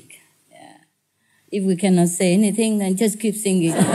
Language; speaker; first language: English; non-native, fluent; Vietnamese